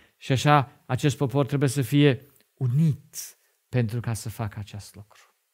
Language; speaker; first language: Romanian; non-native, fluent; German